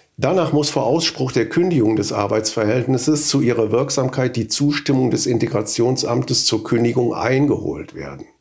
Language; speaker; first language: German; native; German